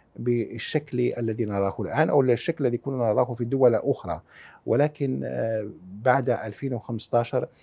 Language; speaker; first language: Arabic; early bilingual, heritage; Arabic